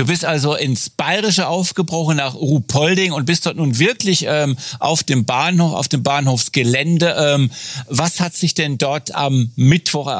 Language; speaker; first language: German; native; German